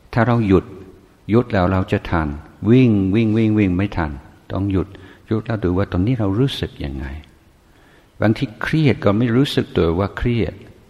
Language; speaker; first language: Thai; non-native, fluent; English